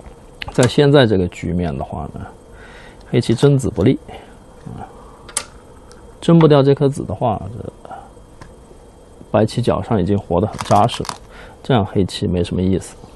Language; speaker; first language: Chinese; native; Chinese